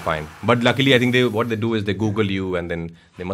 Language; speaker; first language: English; non-native, local second language; Hindi